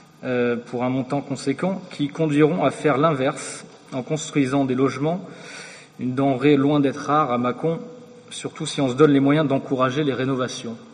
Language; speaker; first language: French; native; French